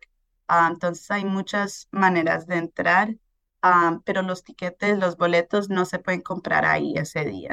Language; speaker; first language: Spanish; early bilingual, heritage; Spanish